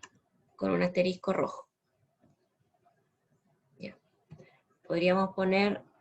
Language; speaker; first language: Spanish; native; Spanish